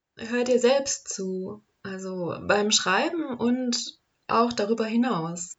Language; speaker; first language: German; native; German